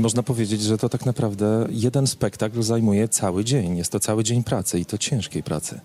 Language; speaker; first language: Polish; native; Polish